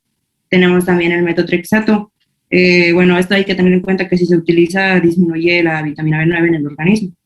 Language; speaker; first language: Spanish; native; Spanish